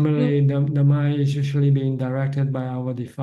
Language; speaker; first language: English; non-native, fluent; Thai